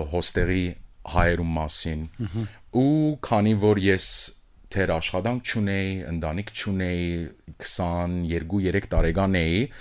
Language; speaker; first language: Armenian; early bilingual, heritage; Armenian